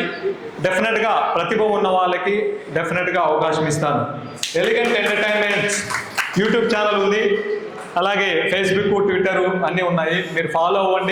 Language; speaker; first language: Telugu; native; Telugu